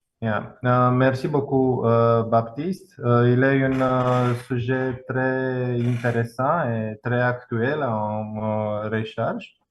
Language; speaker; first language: French; non-native, fluent; Romanian